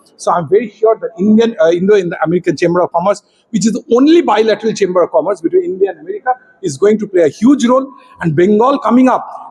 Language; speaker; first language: English; non-native, local second language; Bangla